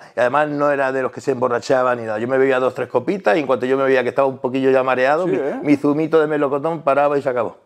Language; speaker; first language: Spanish; native; Spanish